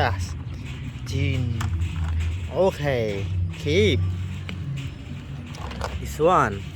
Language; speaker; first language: English; non-native, learner; Indonesian